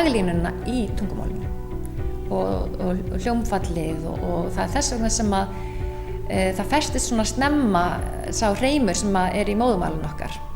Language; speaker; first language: Icelandic; native; Icelandic